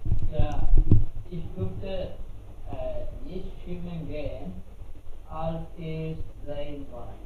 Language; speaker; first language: German; non-native, learner; Hindi